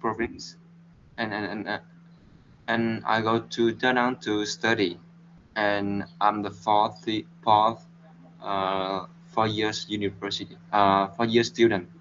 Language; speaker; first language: English; non-native, learner; Vietnamese